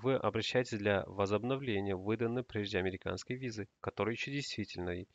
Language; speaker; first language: Russian; non-native, local second language; Kazakh